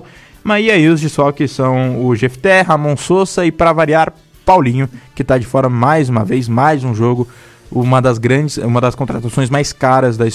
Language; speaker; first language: Portuguese; native; Portuguese